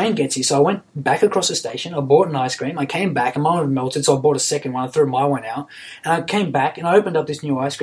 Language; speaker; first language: English; native; English